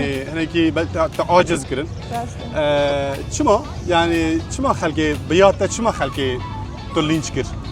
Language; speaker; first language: Kurdish; native; Kurdish